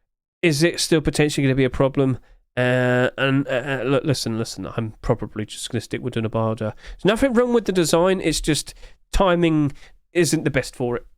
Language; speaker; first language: English; native; English